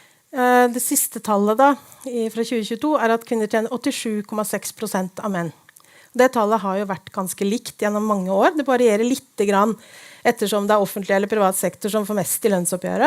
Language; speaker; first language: Norwegian; native; Norwegian